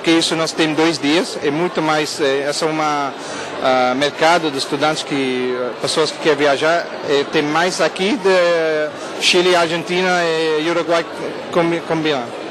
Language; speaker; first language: Portuguese; non-native, fluent; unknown